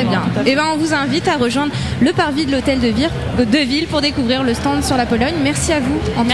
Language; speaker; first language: French; native; French